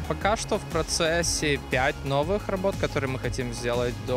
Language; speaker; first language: Russian; non-native, local second language; Romanian